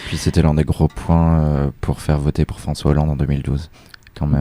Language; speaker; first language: French; native; French